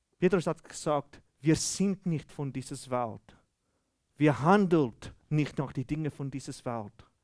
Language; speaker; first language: German; non-native, fluent; Afrikaans